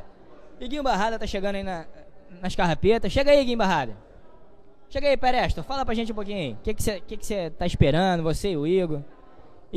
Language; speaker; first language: Portuguese; native; Portuguese